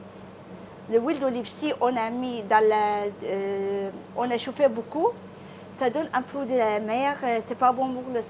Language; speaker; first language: French; non-native, learner; Arabic